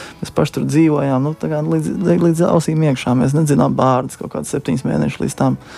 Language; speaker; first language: Latvian; native; Latvian